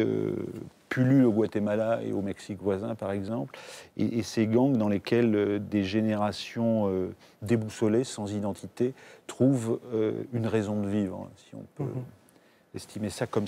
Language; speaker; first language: French; native; French